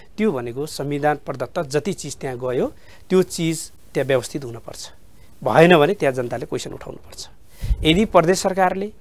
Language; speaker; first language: Nepali; native; Nepali